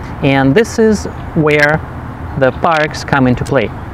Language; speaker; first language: English; non-native, fluent; Russian